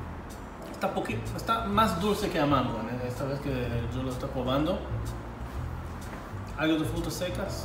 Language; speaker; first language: Spanish; non-native, fluent; Hebrew